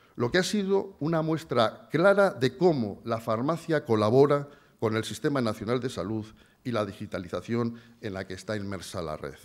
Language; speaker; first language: Spanish; native; Spanish